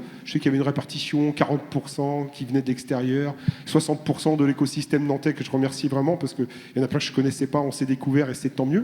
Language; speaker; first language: French; native; French